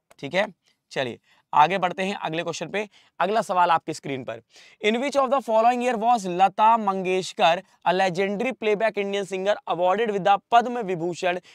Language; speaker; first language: Hindi; native; Hindi